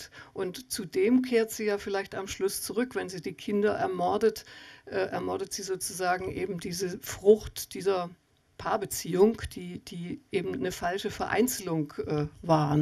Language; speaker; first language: German; native; German